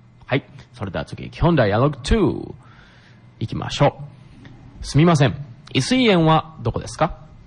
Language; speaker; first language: Japanese; native; Japanese